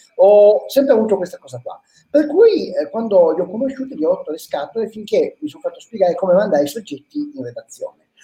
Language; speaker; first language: Italian; native; Italian